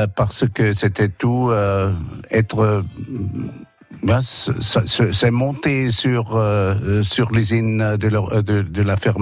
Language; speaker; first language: French; non-native, fluent; German